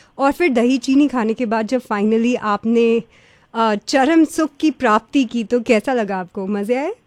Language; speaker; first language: Hindi; early bilingual, heritage; Hindi